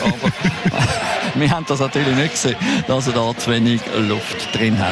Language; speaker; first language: German; native; German